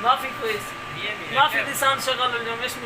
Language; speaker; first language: Arabic; non-native, learner; Urdu